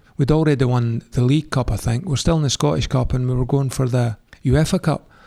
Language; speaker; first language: English; native; English